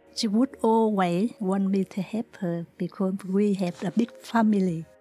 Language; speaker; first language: English; non-native, learner; Vietnamese